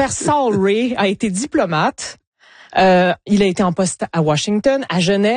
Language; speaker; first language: French; native; French